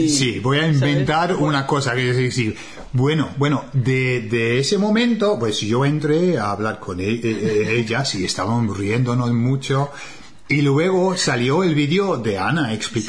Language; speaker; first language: Spanish; non-native, fluent; English